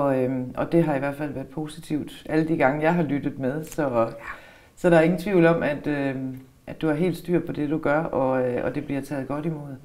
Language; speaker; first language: Danish; native; Danish